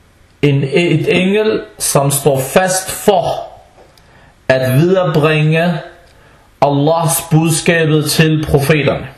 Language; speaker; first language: Danish; non-native, fluent; Arabic